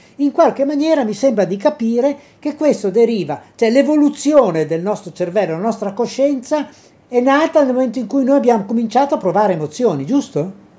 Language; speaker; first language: Italian; native; Italian